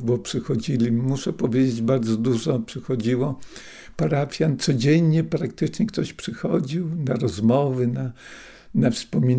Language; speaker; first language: Polish; non-native, local second language; Russian